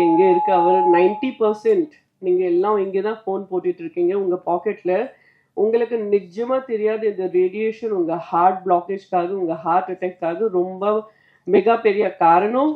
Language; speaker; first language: Tamil; non-native, fluent; Hindi